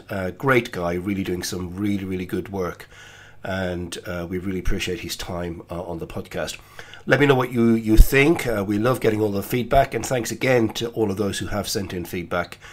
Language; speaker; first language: English; native; English